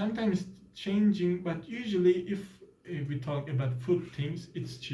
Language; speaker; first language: English; non-native, learner; Turkish